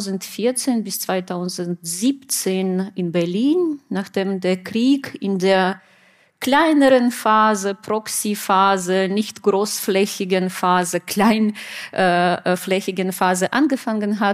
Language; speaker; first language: German; non-native, fluent; Russian